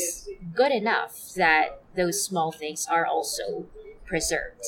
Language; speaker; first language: English; non-native, local second language; Filipino